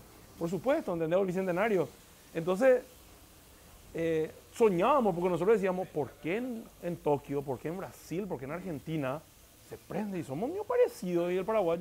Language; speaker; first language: Spanish; native; Spanish